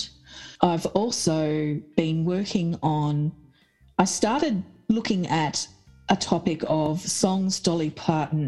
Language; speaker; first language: English; native; English